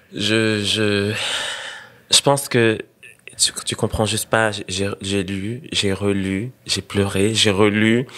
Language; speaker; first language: French; non-native, local second language; Rundi